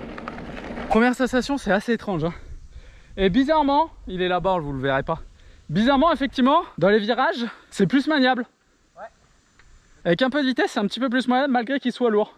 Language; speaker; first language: French; native; French